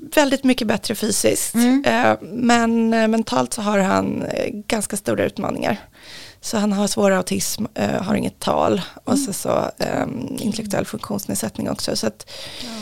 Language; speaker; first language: Swedish; native; Swedish